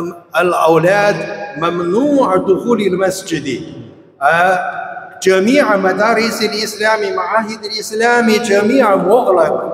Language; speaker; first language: Arabic; non-native, fluent; Chinese